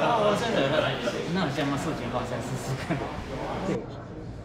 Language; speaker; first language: Chinese; non-native, learner; Japanese